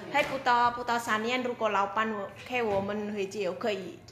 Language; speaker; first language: Chinese; non-native, fluent; Indonesian